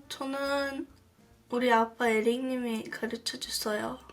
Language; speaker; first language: Korean; early bilingual, heritage; Korean